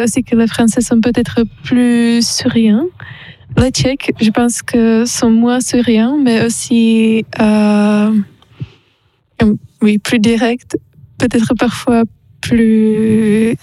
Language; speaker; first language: French; non-native, fluent; Czech